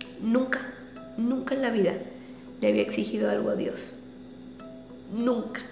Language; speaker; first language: Spanish; native; Spanish